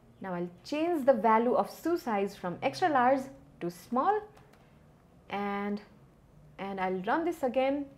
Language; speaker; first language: English; non-native, local second language; Nepali